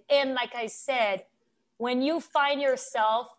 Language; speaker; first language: English; non-native, fluent; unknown